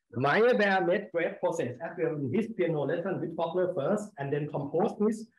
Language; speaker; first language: English; non-native, learner; Thai